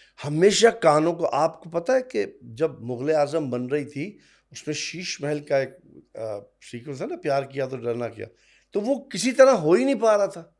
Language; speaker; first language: Urdu; non-native, local second language; Punjabi